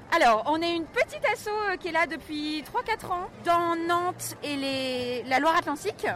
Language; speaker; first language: French; native; French